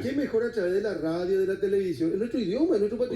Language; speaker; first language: Spanish; native; Spanish